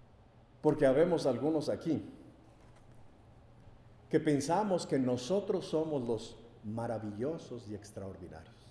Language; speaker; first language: Spanish; native; Spanish